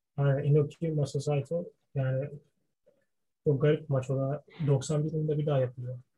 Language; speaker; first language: Turkish; early bilingual, heritage; Turkish